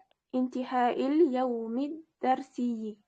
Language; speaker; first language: Arabic; non-native, learner; Uzbek